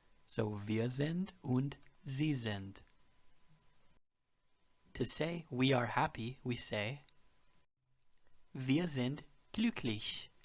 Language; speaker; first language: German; non-native, fluent; English